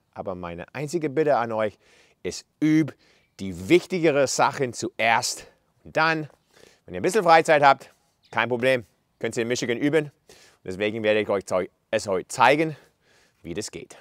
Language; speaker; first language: German; non-native, fluent; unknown